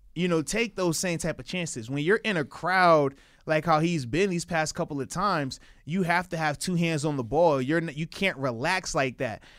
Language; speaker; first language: English; native; English